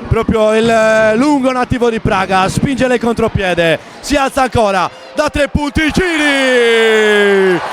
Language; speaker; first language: Italian; native; Italian